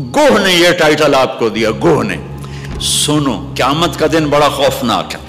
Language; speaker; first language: Urdu; non-native, local second language; Punjabi